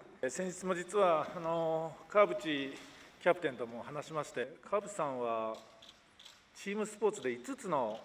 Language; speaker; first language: Japanese; native; Japanese